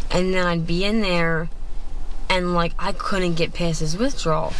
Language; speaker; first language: English; native; English